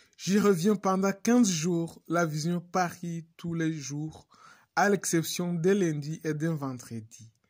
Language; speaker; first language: French; non-native, local second language; Kinyarwanda